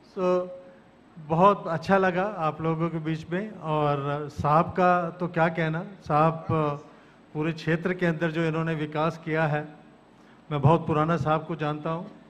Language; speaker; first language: Hindi; native; Hindi